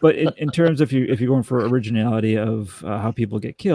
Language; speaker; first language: English; native; English